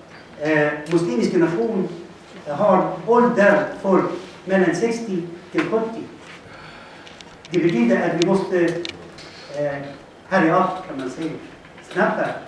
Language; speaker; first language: Swedish; non-native, fluent; Arabic